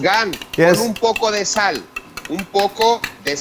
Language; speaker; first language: Spanish; non-native, fluent; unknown